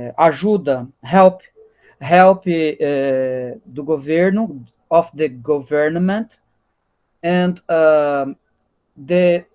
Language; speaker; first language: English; non-native, learner; Portuguese